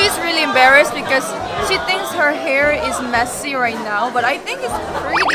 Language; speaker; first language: English; non-native, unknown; Korean